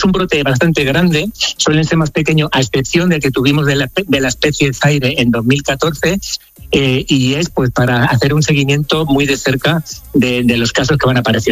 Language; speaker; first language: Spanish; native; Spanish